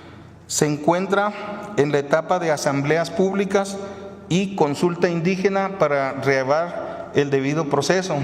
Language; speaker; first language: Spanish; native; Spanish